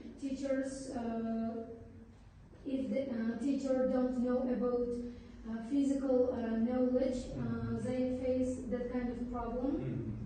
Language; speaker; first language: English; non-native, learner; Uzbek